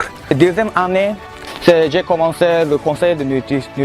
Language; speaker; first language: French; non-native, learner; Japanese